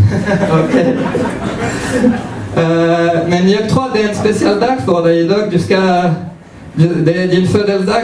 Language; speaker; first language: Swedish; non-native, fluent; French